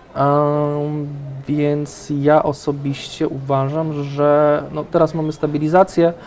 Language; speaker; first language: Polish; native; Polish